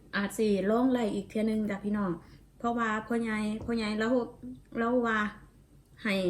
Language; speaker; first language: Thai; non-native, local second language; Northeastern Thai